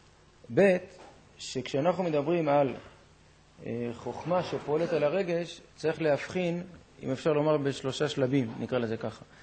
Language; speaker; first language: Hebrew; native; Hebrew